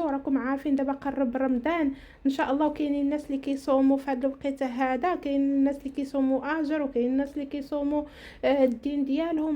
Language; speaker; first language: Arabic; native; Arabic